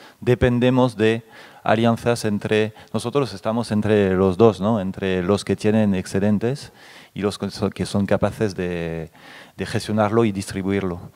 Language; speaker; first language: Spanish; non-native, fluent; French